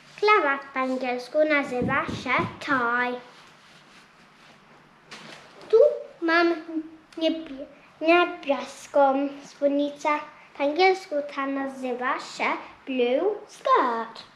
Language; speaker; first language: Polish; early bilingual, heritage; Polish